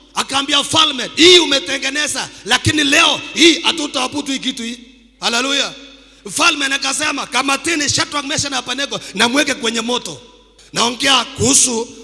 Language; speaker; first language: Swahili; non-native, local second language; Kalenjin